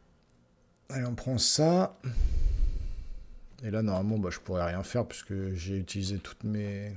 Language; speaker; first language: French; native; French